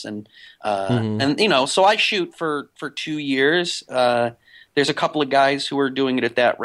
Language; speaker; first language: English; native; English